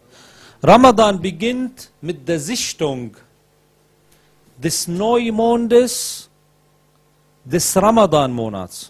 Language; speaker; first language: German; non-native, fluent; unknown